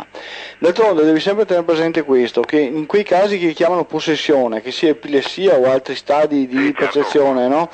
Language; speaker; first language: Italian; native; Italian